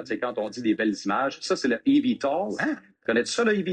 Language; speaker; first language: French; native; French